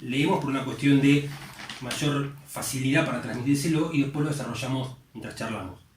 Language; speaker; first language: Spanish; native; Spanish